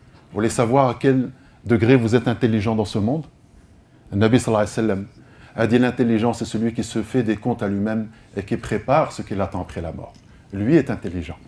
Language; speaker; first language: French; native; French